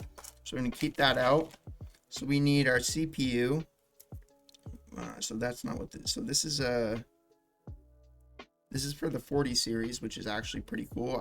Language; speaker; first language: English; native; English